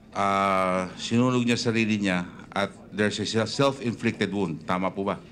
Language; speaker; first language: Filipino; native; Filipino